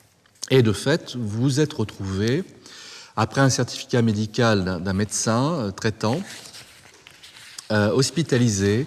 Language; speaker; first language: French; native; French